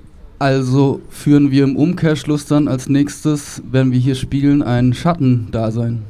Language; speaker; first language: German; native; German